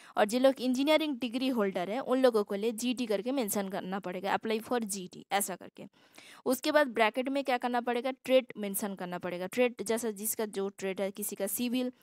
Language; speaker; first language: Hindi; non-native, local second language; Assamese